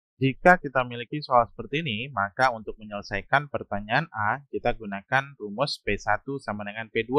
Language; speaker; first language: Indonesian; native; Indonesian